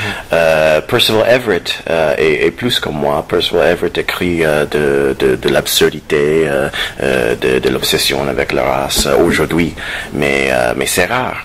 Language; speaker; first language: French; non-native, fluent; English